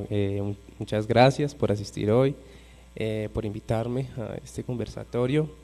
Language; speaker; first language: Spanish; native; Spanish